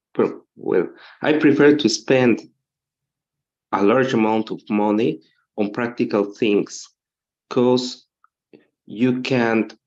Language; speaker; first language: English; non-native, learner; Spanish